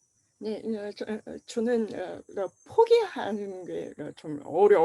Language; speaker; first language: Korean; non-native, fluent; Japanese